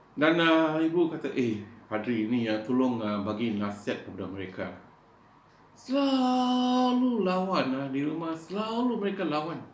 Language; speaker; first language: Malay; non-native, local second language; Iban